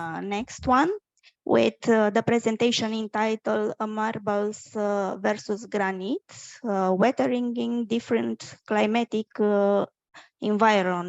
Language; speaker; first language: English; non-native, fluent; Romanian